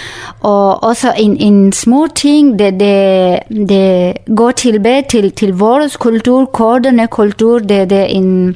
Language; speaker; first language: Danish; non-native, learner; Kurdish